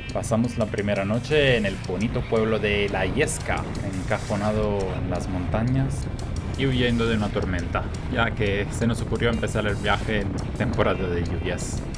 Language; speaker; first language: Spanish; non-native, fluent; Italian